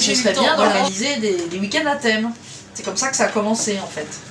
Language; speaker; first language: French; native; French